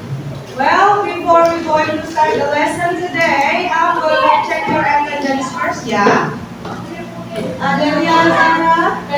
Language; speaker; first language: English; non-native, fluent; Indonesian